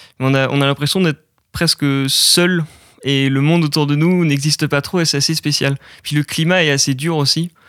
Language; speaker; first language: French; native; French